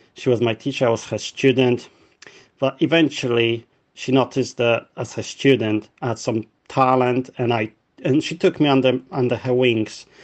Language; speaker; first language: English; non-native, fluent; Polish